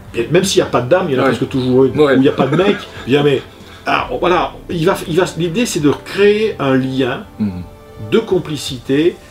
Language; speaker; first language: French; native; French